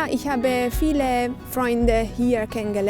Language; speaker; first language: German; non-native, learner; Italian